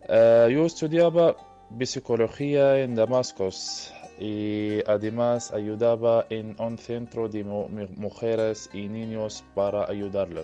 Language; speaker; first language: Spanish; early bilingual, other home language; Arabic